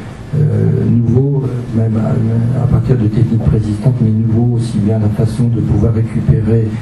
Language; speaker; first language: French; native; French